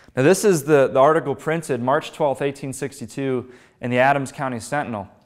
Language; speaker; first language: English; native; English